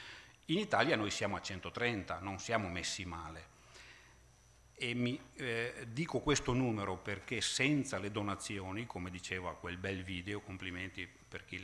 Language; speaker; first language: Italian; native; Italian